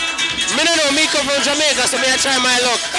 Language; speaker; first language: English; native; English